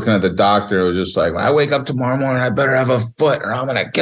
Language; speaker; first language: English; native; English